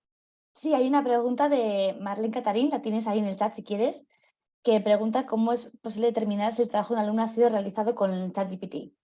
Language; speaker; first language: Spanish; native; Spanish